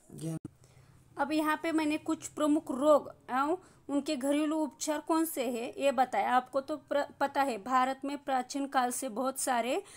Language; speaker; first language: Hindi; non-native, local second language; Marathi